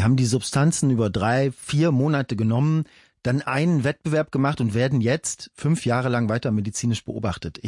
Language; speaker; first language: German; native; German